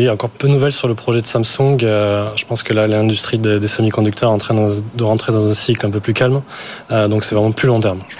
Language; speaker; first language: French; native; French